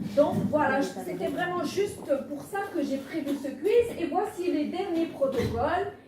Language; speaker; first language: French; non-native, local second language; Arabic